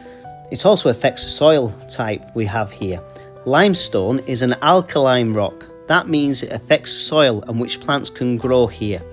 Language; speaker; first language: English; native; English